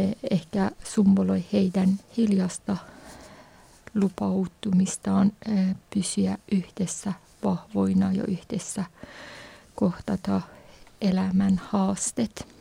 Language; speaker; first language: Finnish; non-native, fluent; Persian